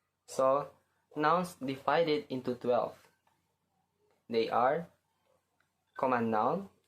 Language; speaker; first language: English; non-native, learner; Indonesian